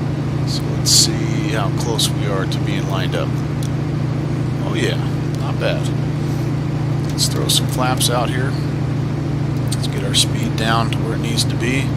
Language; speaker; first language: English; native; English